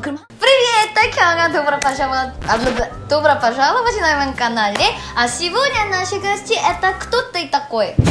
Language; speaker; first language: Russian; non-native, learner; Korean